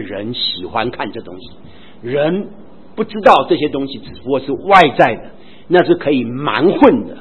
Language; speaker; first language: Chinese; native; Chinese